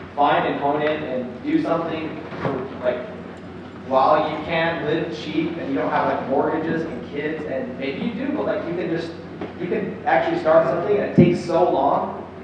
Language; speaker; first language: English; native; English